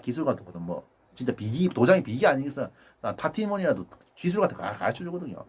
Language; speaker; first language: Korean; native; Korean